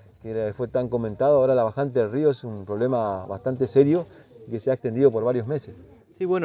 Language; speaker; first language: Spanish; native; Spanish